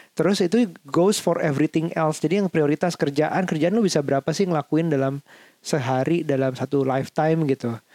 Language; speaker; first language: Indonesian; native; Indonesian